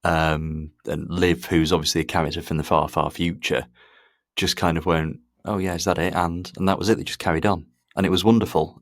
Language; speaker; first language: English; native; English